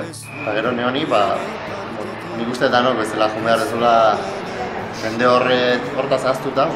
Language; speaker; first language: Basque; native; Basque